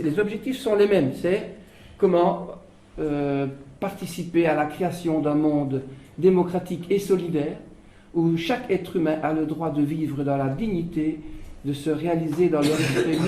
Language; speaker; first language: French; native; French